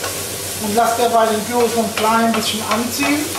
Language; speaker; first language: German; native; German